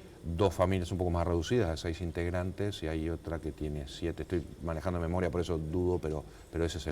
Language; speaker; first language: Spanish; native; Spanish